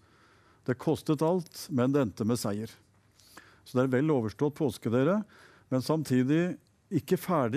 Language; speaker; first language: Norwegian; native; Norwegian